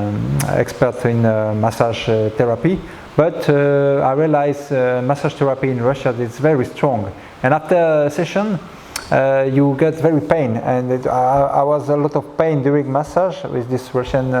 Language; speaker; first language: English; non-native, learner; French